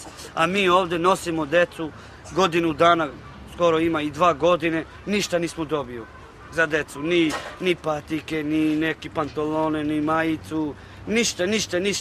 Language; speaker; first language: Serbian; non-native, local second language; Romany